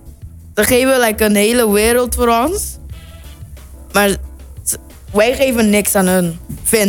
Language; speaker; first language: Dutch; non-native, local second language; Papiamento